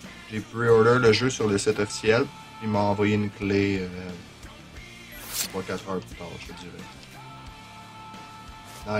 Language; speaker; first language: French; native; French